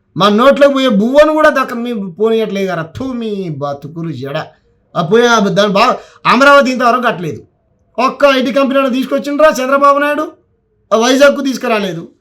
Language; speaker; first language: Telugu; native; Telugu